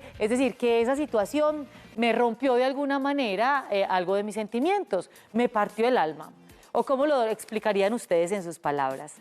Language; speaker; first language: Spanish; native; Spanish